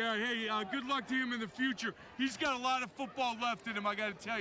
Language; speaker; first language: English; native; English